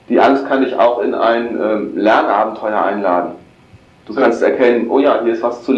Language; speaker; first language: German; native; German